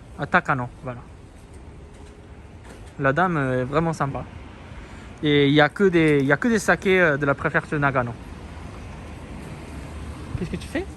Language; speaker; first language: French; non-native, fluent; Japanese